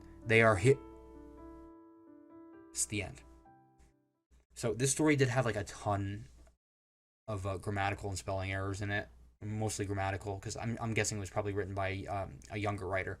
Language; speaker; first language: English; native; English